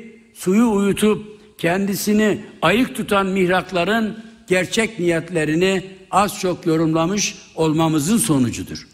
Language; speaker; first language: Turkish; native; Turkish